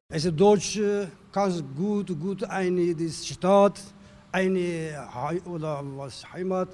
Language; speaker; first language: German; non-native, learner; Turkish